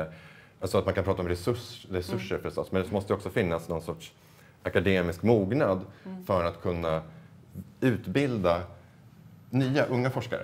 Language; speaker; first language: Swedish; native; Swedish